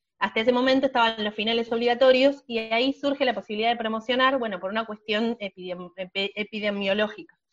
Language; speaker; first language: Spanish; native; Spanish